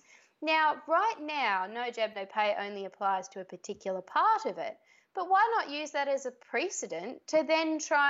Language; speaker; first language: English; native; English